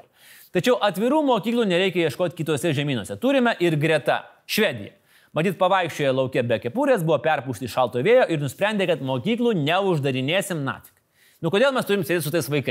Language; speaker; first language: Lithuanian; native; Lithuanian